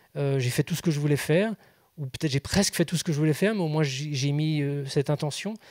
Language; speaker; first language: French; native; French